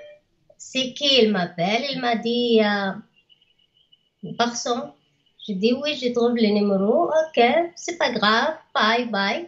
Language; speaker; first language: French; non-native, learner; Arabic